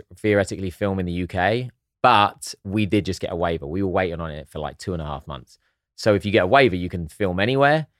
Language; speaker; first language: English; native; English